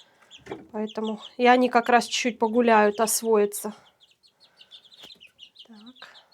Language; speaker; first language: Russian; native; Russian